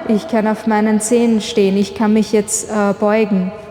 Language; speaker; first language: German; non-native, fluent; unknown